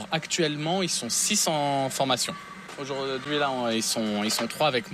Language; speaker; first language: French; native; French